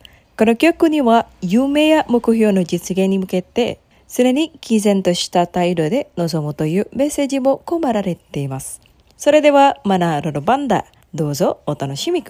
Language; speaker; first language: Japanese; non-native, fluent; Indonesian